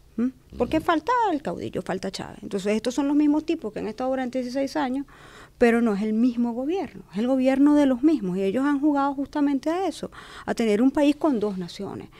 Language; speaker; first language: Spanish; native; Spanish